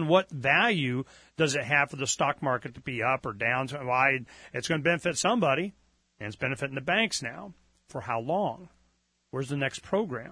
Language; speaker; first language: English; native; English